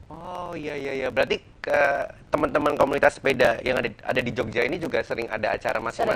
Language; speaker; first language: Indonesian; native; Indonesian